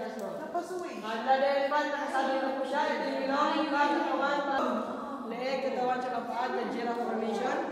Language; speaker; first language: Filipino; non-native, local second language; Bikol